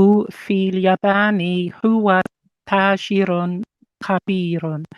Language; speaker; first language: Arabic; non-native, learner; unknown